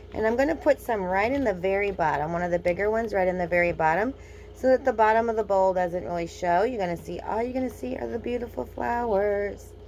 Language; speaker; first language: English; native; English